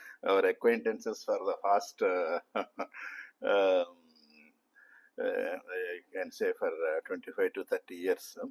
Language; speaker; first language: English; non-native, local second language; Telugu